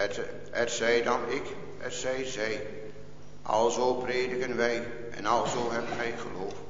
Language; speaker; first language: Dutch; native; Dutch